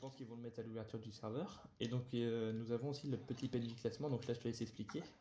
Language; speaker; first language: French; native; French